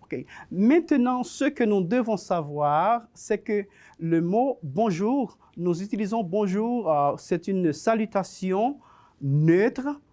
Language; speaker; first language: French; non-native, fluent; Spanish